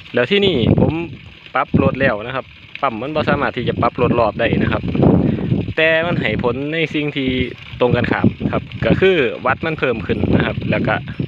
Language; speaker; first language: Thai; native; Thai